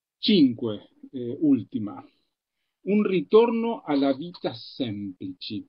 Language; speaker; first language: Italian; non-native, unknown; Spanish